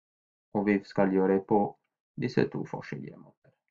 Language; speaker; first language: Norwegian; non-native, fluent; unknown